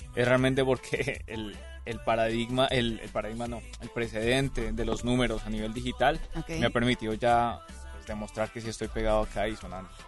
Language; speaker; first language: Spanish; native; Spanish